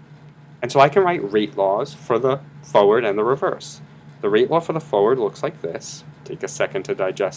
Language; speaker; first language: English; native; English